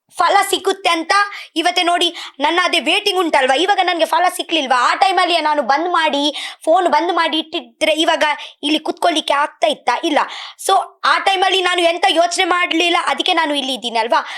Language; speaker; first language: Kannada; non-native, local second language; Tulu